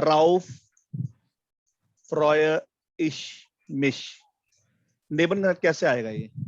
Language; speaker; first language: German; non-native, fluent; Hindi